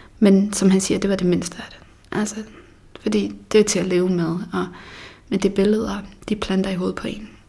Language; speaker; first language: Danish; early bilingual, other home language; Bosnian